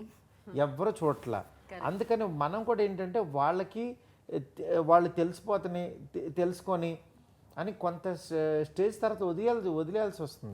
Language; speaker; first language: Telugu; native; Telugu